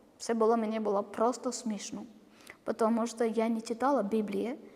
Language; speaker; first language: Ukrainian; non-native, learner; Malayalam